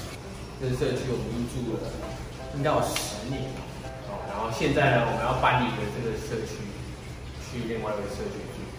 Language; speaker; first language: Chinese; native; Chinese